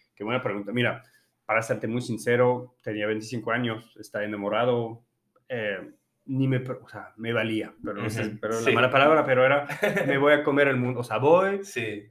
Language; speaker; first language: Spanish; non-native, fluent; French